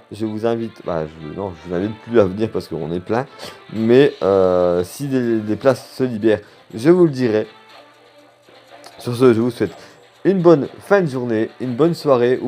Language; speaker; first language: French; native; French